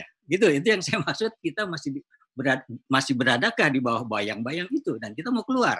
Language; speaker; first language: Indonesian; native; Indonesian